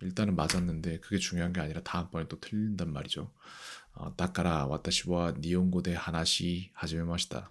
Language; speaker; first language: Japanese; non-native, learner; Korean